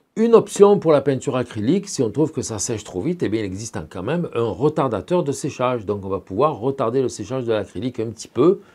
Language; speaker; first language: French; native; French